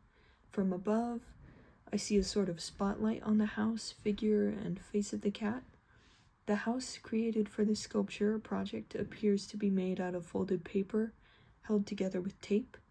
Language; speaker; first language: English; native; English